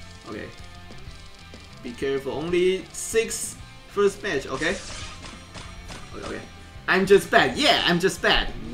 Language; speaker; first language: English; non-native, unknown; Chinese